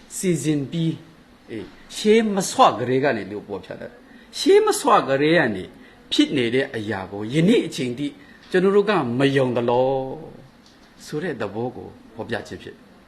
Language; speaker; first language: Burmese; non-native, local second language; Kachin